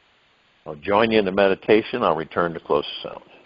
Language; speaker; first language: English; native; English